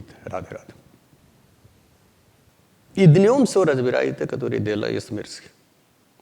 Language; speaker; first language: Russian; non-native, learner; Hindi